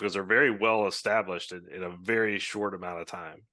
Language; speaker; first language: English; native; English